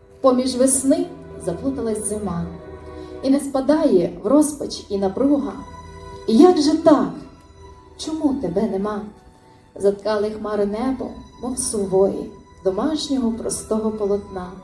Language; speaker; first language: Ukrainian; native; Ukrainian